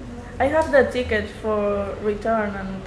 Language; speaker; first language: English; non-native, learner; Spanish